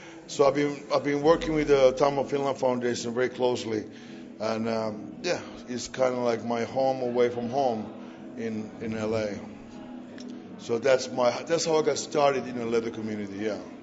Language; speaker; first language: English; non-native, fluent; Finnish